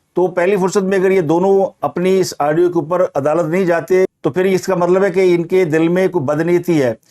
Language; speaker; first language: Urdu; non-native, local second language; Punjabi